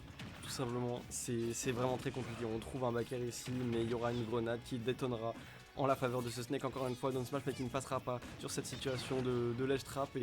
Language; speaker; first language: French; native; French